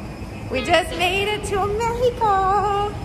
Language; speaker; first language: English; native; English